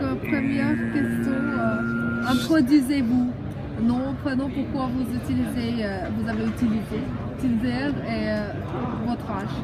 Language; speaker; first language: French; non-native, fluent; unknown